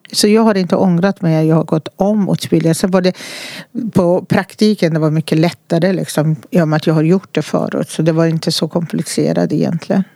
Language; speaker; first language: Swedish; non-native, fluent; Persian